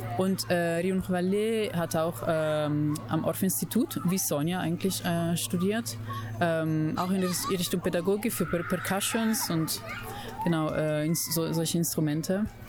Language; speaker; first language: German; non-native, fluent; Italian